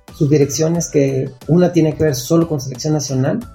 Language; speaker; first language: Spanish; native; Spanish